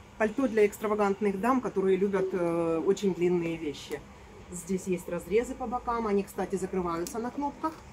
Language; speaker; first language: Russian; native; Russian